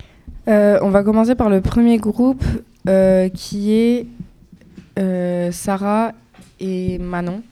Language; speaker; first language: French; native; French